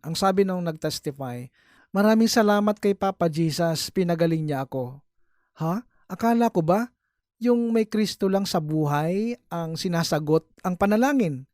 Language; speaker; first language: Filipino; native; Filipino